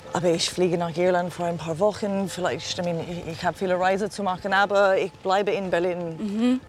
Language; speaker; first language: German; non-native, fluent; English